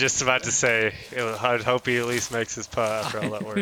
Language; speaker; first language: English; native; English